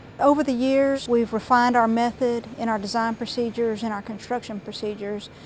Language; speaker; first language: English; native; English